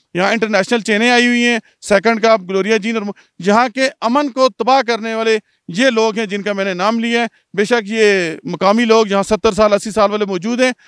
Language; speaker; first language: Urdu; non-native, local second language; Punjabi